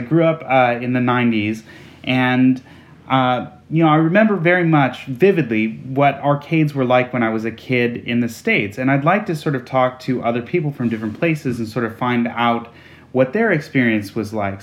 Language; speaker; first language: English; native; English